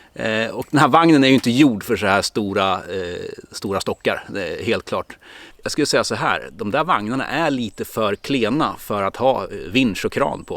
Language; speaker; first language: Swedish; native; Swedish